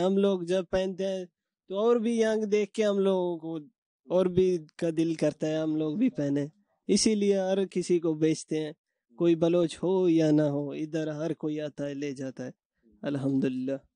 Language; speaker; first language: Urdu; non-native, local second language; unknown